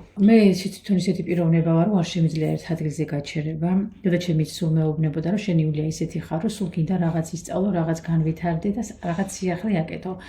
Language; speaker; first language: Georgian; non-native, fluent; Russian